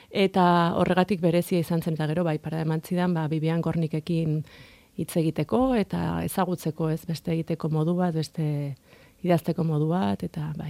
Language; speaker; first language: Basque; non-native, local second language; Spanish